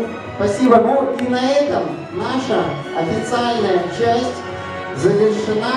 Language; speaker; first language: Russian; native; Russian